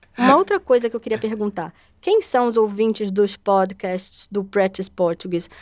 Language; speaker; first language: Portuguese; native; Portuguese